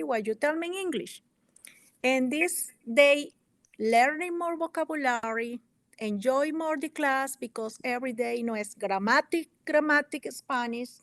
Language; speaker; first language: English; non-native, learner; Spanish